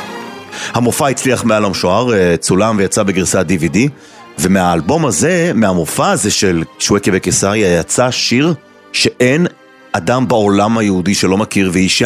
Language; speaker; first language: Hebrew; native; Hebrew